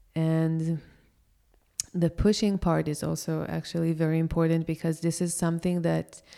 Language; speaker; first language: English; non-native, fluent; Hebrew